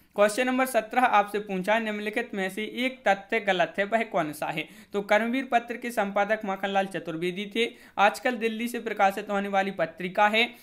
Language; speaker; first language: Hindi; native; Hindi